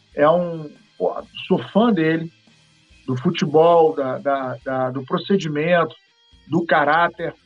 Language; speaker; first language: Portuguese; native; Portuguese